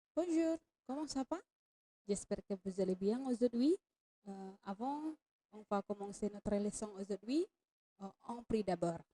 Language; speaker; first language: French; non-native, fluent; Indonesian